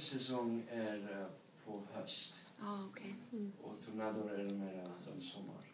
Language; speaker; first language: Swedish; non-native, learner; English